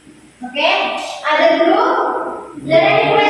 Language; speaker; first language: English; non-native, learner; Indonesian